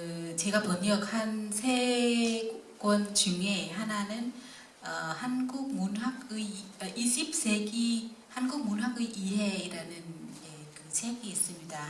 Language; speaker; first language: Korean; non-native, fluent; Vietnamese